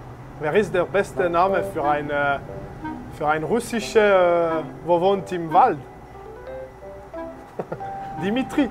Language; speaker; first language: German; non-native, learner; French